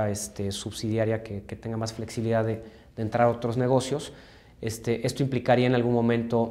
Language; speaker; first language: Spanish; native; Spanish